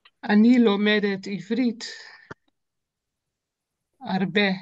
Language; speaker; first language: Hebrew; non-native, learner; Dutch